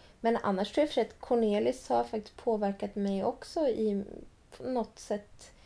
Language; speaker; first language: Swedish; native; Swedish